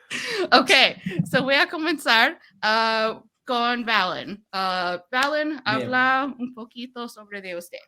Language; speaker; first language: Spanish; non-native, learner; English